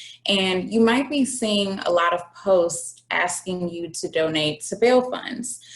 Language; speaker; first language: English; native; English